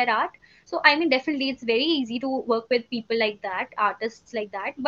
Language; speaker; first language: English; non-native, local second language; Hindi